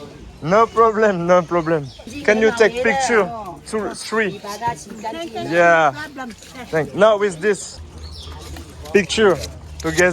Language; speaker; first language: English; non-native, learner; French